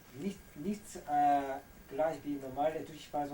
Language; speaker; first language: German; non-native, learner; Korean